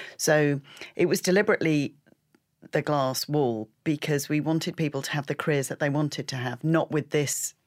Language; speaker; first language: English; native; English